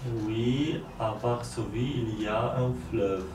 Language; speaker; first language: French; non-native, learner; Polish